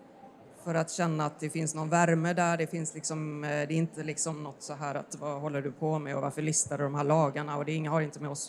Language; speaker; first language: Swedish; native; Swedish